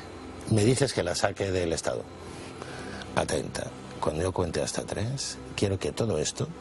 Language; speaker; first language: Spanish; native; Spanish